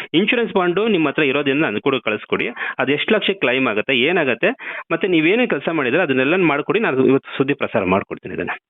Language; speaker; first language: Kannada; native; Kannada